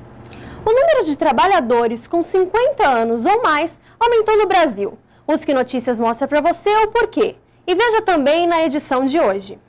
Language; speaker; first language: Portuguese; native; Portuguese